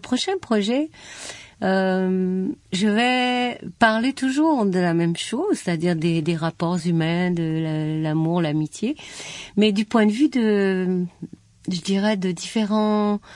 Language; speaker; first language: French; native; French